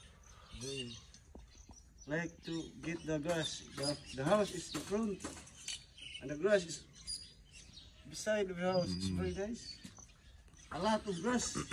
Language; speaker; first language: English; non-native, learner; Cebuano